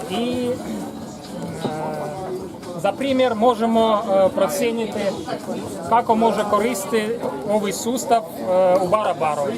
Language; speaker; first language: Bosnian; non-native, learner; Ukrainian